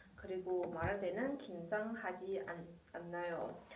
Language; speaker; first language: Korean; non-native, fluent; Chinese